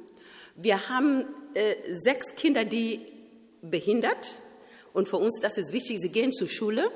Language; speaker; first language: German; non-native, fluent; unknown